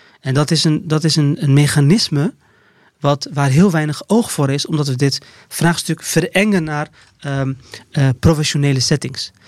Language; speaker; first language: Dutch; early bilingual, other home language; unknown